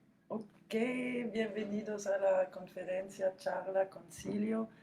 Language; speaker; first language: Spanish; non-native, fluent; French